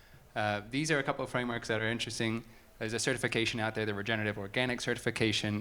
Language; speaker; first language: English; native; English